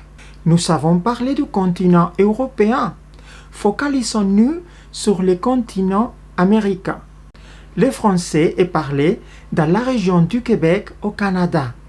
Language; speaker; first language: French; non-native, fluent; Spanish